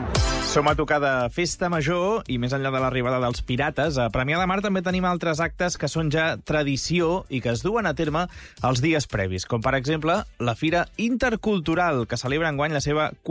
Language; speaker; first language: Catalan; native; Catalan